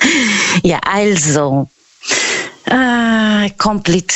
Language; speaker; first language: German; non-native, fluent; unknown